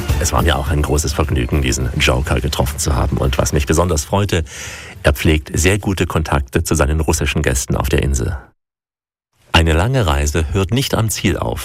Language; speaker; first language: German; native; German